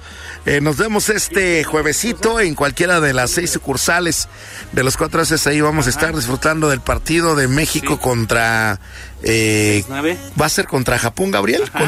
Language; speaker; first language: Spanish; native; Spanish